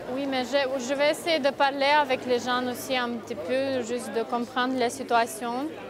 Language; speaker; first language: French; non-native, fluent; Ukrainian